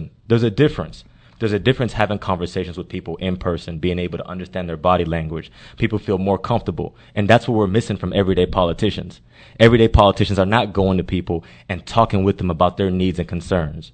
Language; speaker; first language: English; native; English